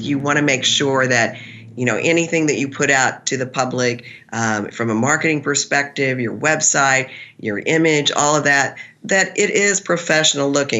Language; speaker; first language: English; native; English